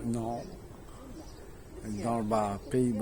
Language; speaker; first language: French; early bilingual, other home language; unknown